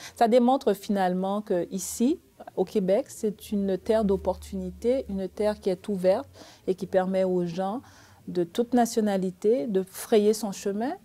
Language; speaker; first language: French; early bilingual, other home language; Haitian Creole